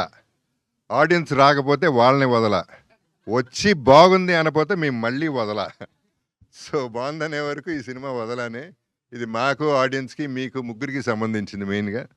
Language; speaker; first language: Telugu; native; Telugu